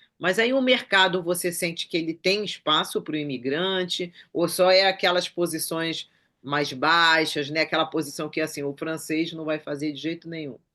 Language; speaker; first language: Portuguese; native; Portuguese